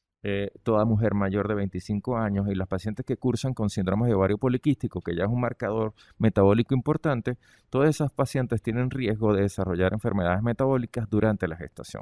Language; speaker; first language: Spanish; native; Spanish